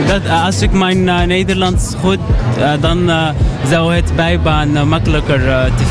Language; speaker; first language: Dutch; non-native, learner; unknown